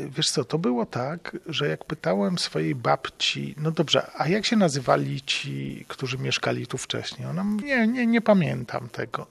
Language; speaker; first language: Polish; native; Polish